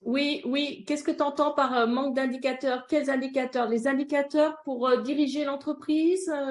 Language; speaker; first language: French; native; French